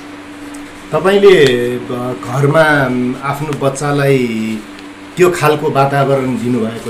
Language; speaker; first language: Nepali; non-native, local second language; Newari